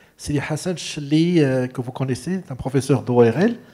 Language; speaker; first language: French; non-native, local second language; Arabic